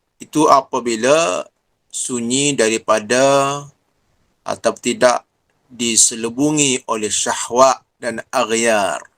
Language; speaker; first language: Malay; native; Malay